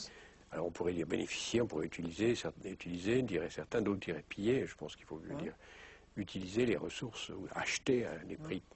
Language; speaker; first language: French; native; French